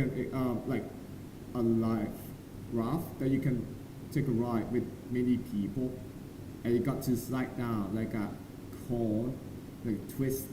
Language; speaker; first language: English; non-native, learner; Thai